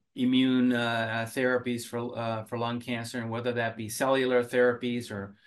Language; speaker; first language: English; early bilingual, other home language; Finnish